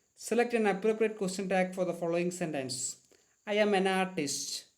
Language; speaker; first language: English; non-native, local second language; Malayalam